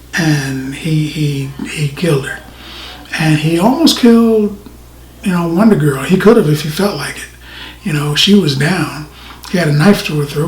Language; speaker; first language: English; native; English